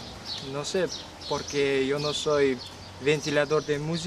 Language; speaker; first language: Spanish; non-native, learner; Kyrgyz